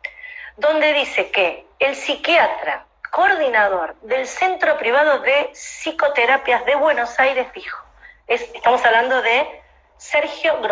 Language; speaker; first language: Spanish; native; Spanish